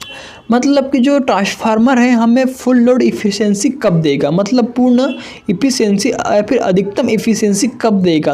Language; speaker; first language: Hindi; native; Hindi